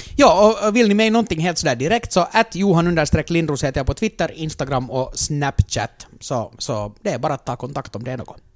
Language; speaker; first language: Swedish; native; Swedish